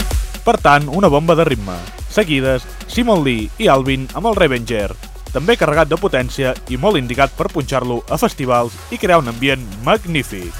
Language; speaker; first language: Catalan; native; Catalan